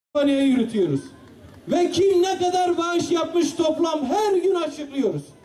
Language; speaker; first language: Turkish; non-native, local second language; Kurdish